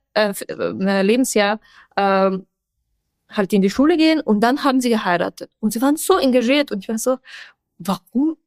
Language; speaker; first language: German; non-native, fluent; Persian